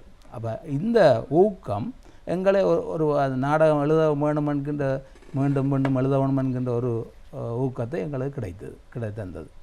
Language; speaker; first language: Tamil; native; Tamil